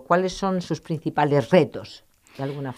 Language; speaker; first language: Spanish; native; Spanish